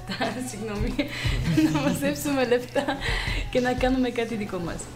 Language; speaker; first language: Greek; non-native, fluent; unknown